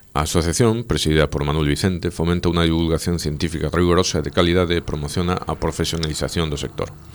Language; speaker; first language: Galician; native; Galician